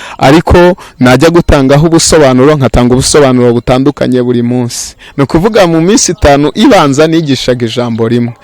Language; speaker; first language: Kinyarwanda; native; Kinyarwanda